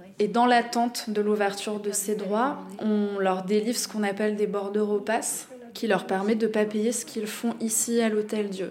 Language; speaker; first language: French; native; French